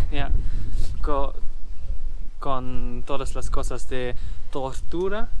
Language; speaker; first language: Spanish; non-native, learner; German